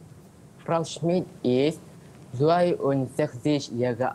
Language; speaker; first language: German; non-native, learner; Malay